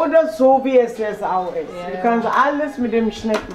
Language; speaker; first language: German; non-native, fluent; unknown